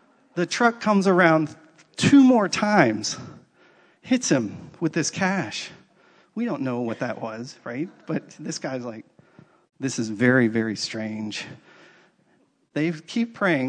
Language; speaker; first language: English; native; English